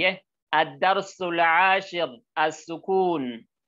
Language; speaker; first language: Arabic; non-native, learner; Oromo